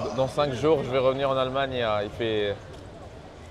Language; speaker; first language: French; native; French